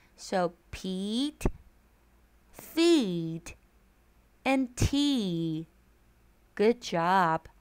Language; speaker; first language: English; non-native, fluent; Chinese